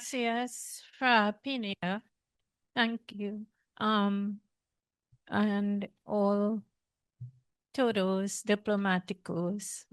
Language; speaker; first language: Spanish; non-native, learner; English